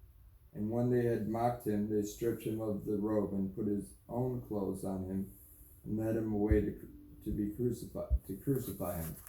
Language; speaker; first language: English; native; English